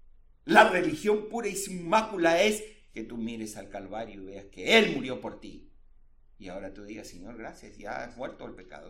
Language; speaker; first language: Spanish; native; Spanish